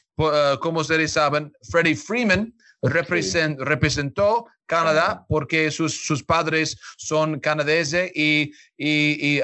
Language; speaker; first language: Spanish; non-native, learner; English